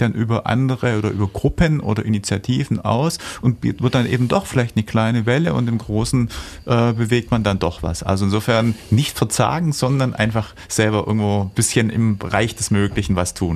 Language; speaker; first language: German; native; German